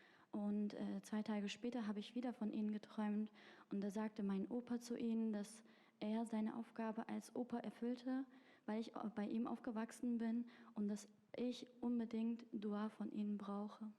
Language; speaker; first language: German; early bilingual, other home language; Turkish